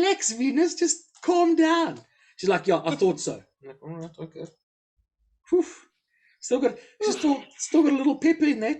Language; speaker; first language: English; native; English